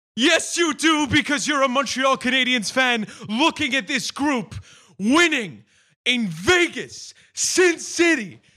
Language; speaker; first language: English; native; English